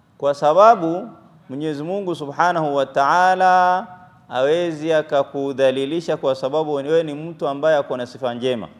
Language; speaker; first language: Swahili; non-native, local second language; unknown